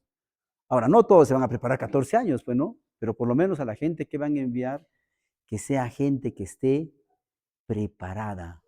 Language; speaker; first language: Spanish; native; Spanish